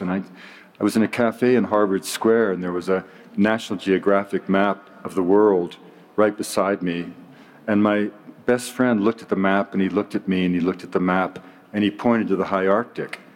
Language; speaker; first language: English; native; English